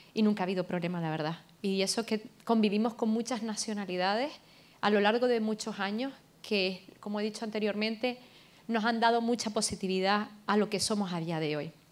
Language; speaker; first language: Spanish; native; Spanish